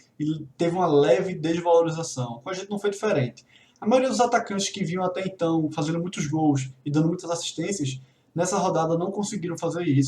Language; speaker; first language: Portuguese; native; Portuguese